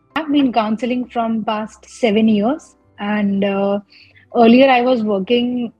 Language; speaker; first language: English; non-native, local second language; Gujarati